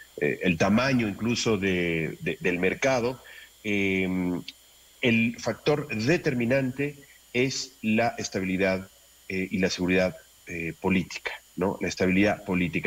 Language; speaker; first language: Spanish; native; Spanish